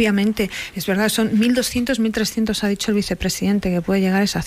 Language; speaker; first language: Spanish; native; Spanish